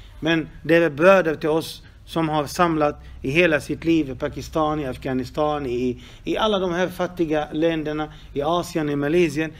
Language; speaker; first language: Swedish; non-native, fluent; Arabic